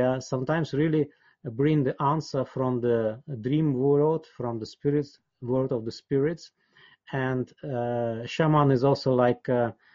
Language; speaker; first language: English; non-native, fluent; Russian